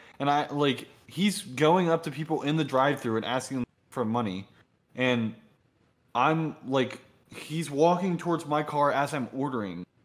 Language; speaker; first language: English; native; English